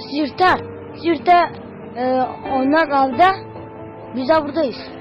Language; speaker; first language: Turkish; non-native, local second language; Kurdish